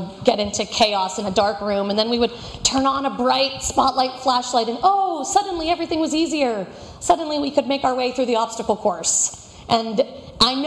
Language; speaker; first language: English; native; English